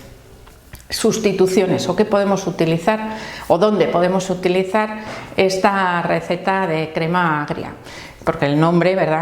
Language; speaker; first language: Spanish; native; Spanish